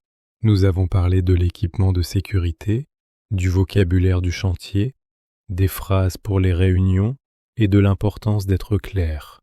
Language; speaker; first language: French; native; French